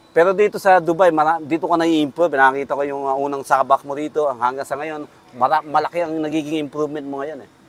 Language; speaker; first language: Filipino; native; Filipino